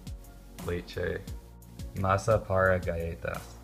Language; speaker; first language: Spanish; non-native, learner; English